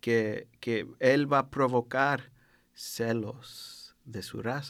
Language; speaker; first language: Spanish; non-native, learner; English